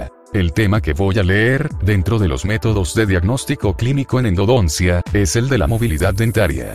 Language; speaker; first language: Spanish; native; Spanish